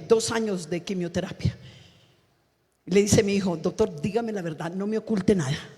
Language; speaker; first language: Spanish; native; Spanish